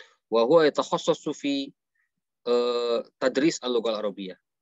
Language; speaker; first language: Arabic; non-native, fluent; Indonesian